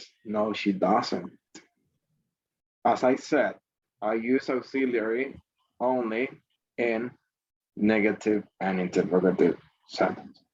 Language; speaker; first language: English; non-native, fluent; Spanish